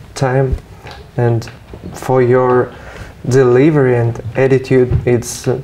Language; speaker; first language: English; non-native, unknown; Russian